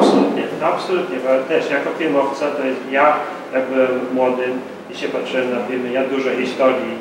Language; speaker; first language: Polish; early bilingual, heritage; Polish